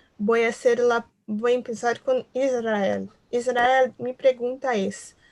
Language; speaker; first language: Spanish; non-native, learner; Portuguese